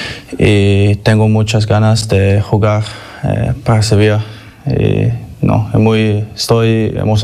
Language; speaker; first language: Spanish; non-native, learner; English